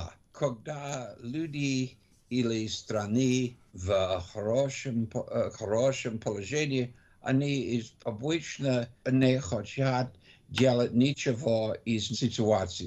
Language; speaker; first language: Russian; non-native, learner; English